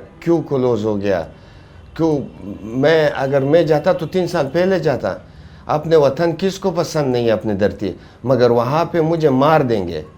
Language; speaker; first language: Hindi; non-native, fluent; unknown